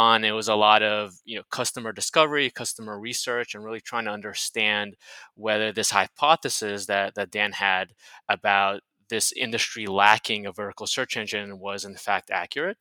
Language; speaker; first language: English; native; English